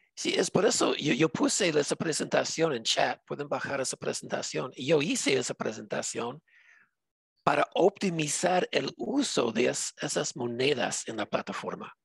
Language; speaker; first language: Spanish; non-native, fluent; English